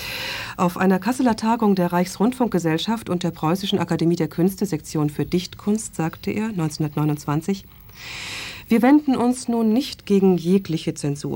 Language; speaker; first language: German; native; German